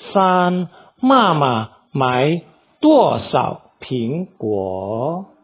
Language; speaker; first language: Chinese; non-native, fluent; Indonesian